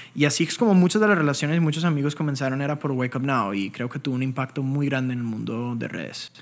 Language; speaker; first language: Spanish; early bilingual, heritage; Spanish